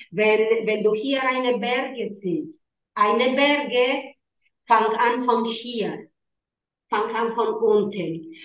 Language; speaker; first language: German; non-native, learner; Spanish